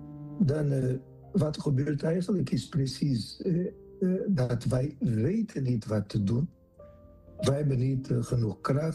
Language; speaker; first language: Dutch; non-native, fluent; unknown